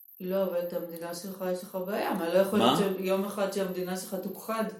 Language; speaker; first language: Hebrew; native; Hebrew